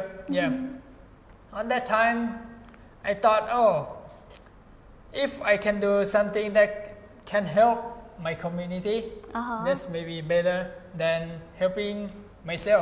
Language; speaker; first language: English; non-native, fluent; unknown